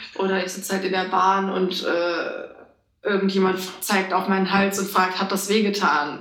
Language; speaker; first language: German; native; German